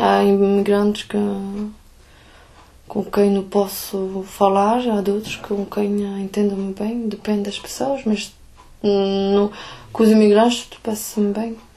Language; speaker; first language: Portuguese; early bilingual, heritage; Portuguese